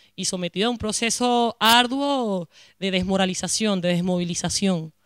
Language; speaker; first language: Spanish; native; Spanish